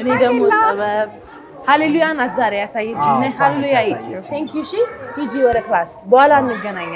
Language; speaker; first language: Amharic; native; Amharic